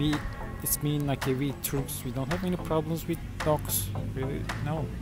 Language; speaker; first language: English; non-native, fluent; Turkish